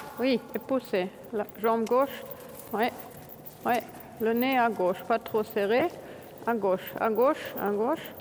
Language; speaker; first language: French; non-native, fluent; German